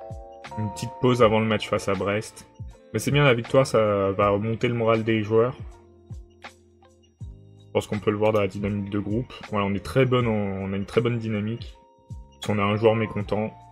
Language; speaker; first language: French; native; French